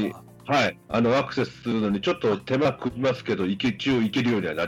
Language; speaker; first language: Japanese; native; Japanese